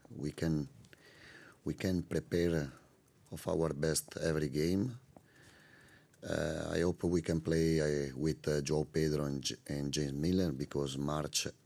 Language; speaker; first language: English; non-native, learner; Italian